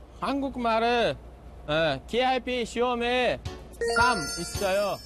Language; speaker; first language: Korean; non-native, learner; Uzbek